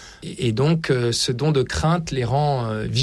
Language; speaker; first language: French; native; French